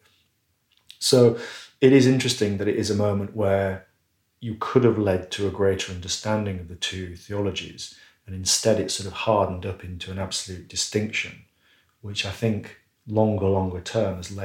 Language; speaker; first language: English; native; English